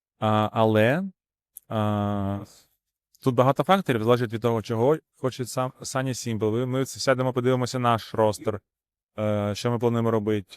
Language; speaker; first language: Ukrainian; non-native, local second language; Russian